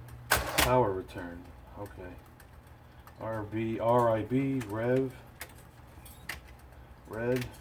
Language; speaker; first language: English; native; English